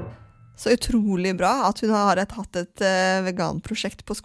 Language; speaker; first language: Norwegian; native; Norwegian